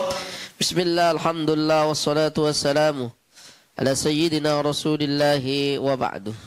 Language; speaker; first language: Arabic; non-native, fluent; Indonesian